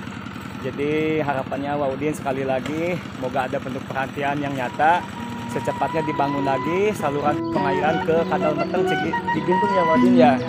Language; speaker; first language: Indonesian; native; Indonesian